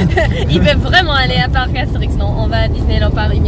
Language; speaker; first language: French; non-native, fluent; Dutch